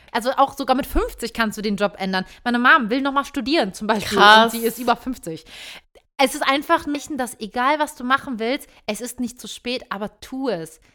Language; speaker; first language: German; early bilingual, other home language; Turkish